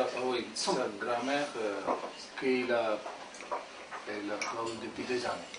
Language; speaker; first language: French; non-native, fluent; Hindi